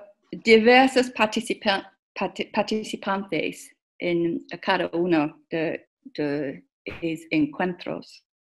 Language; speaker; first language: Spanish; non-native, learner; English